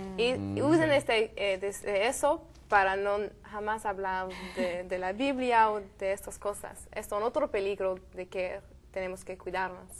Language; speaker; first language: Spanish; non-native, learner; French